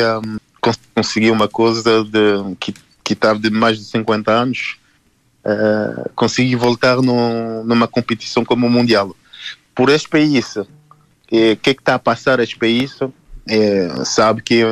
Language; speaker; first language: Portuguese; non-native, learner; French